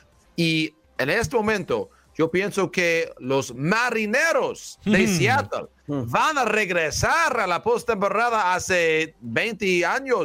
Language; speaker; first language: Spanish; non-native, learner; English